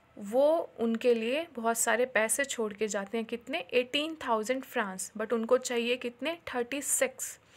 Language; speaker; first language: Hindi; native; Hindi